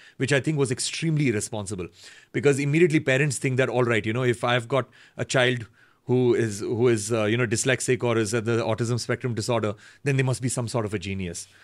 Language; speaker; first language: English; native; English